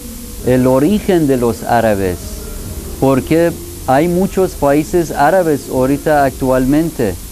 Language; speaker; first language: Spanish; non-native, fluent; Persian